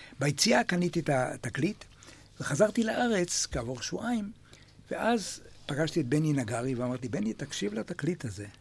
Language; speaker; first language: Hebrew; native; Hebrew